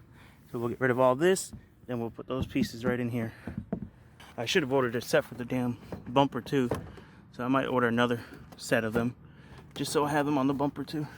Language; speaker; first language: English; native; English